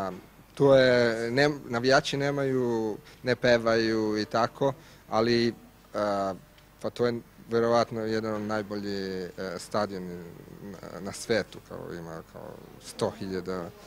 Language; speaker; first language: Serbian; non-native, learner; Italian